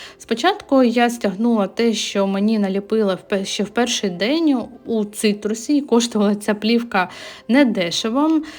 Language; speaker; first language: Ukrainian; native; Ukrainian